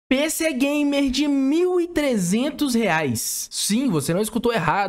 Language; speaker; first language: Portuguese; native; Portuguese